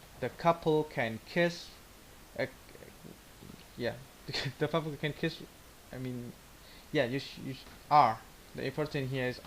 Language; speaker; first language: English; non-native, learner; Vietnamese